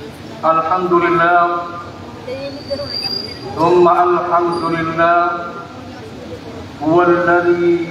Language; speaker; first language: Arabic; non-native, fluent; Maranao